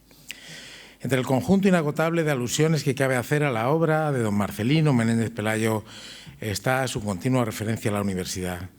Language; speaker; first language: Spanish; native; Spanish